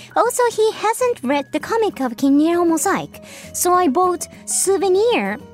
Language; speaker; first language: English; non-native, fluent; Japanese